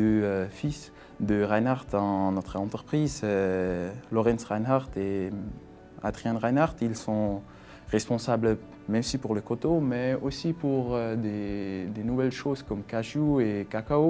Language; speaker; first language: French; non-native, fluent; Swiss German